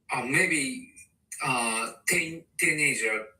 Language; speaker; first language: English; non-native, learner; Japanese